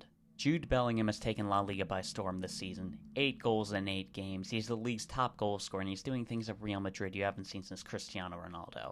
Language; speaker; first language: English; native; English